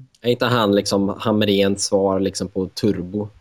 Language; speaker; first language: Swedish; native; Swedish